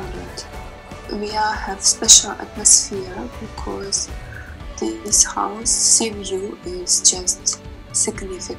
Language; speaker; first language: English; non-native, learner; Russian